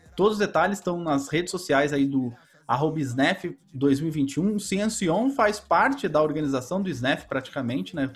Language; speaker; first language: Portuguese; native; Portuguese